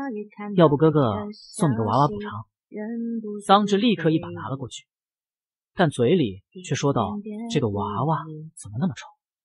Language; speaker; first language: Chinese; native; Chinese